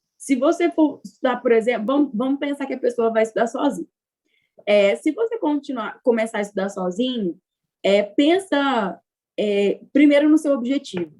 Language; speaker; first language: Portuguese; native; Portuguese